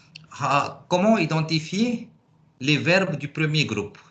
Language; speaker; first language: French; non-native, fluent; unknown